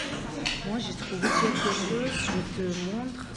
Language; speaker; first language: French; non-native, learner; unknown